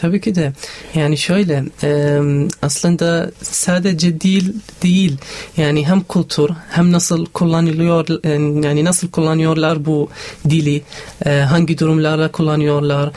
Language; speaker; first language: Turkish; non-native, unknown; Arabic